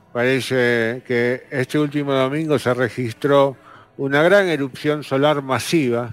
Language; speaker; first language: Spanish; native; Spanish